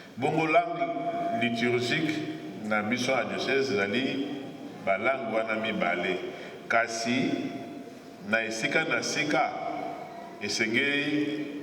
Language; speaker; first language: Lingala; non-native, local second language; Kongo